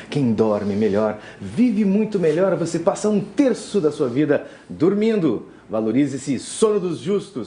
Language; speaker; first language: Portuguese; native; Portuguese